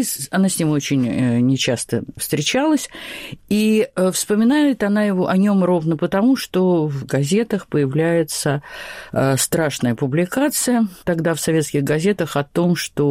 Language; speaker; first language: Russian; native; Russian